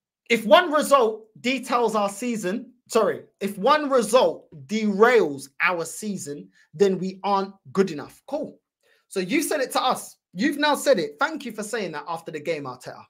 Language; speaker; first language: English; early bilingual, other home language; Portuguese